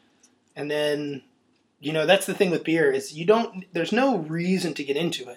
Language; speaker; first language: English; native; English